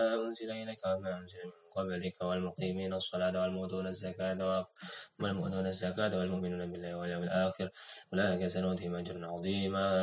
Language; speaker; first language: Arabic; non-native, learner; Indonesian